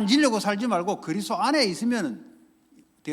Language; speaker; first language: Korean; native; Korean